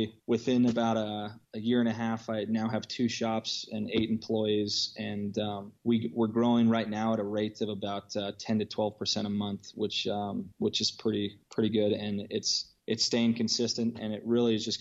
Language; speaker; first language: English; native; English